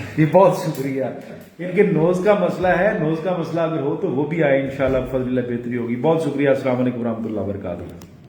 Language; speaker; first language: Urdu; non-native, local second language; Punjabi